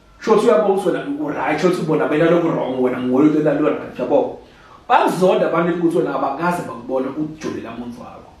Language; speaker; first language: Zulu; non-native, local second language; Swati